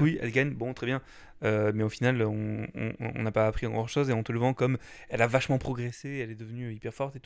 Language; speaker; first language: French; native; French